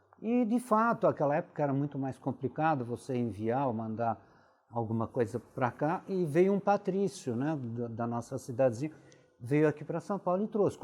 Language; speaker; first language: Portuguese; early bilingual, other home language; Italian